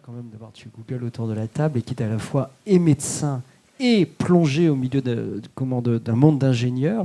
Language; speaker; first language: French; native; French